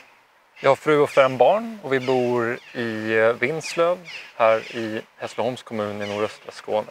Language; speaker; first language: Swedish; native; Swedish